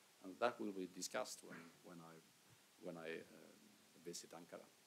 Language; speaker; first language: English; non-native, fluent; Swedish